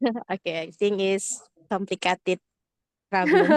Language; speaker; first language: English; non-native, learner; Indonesian